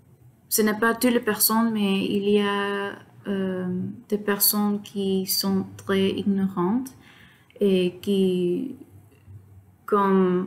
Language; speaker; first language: French; non-native, learner; Spanish